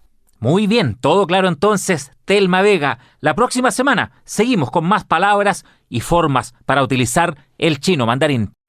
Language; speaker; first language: Spanish; native; Spanish